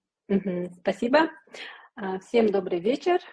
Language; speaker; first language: Russian; non-native, local second language; Yakut